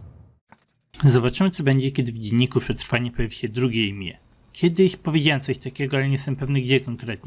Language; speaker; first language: Polish; native; Polish